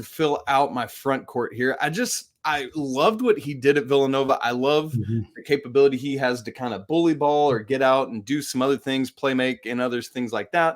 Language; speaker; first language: English; native; English